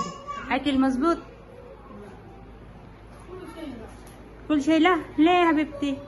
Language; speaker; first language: Arabic; non-native, learner; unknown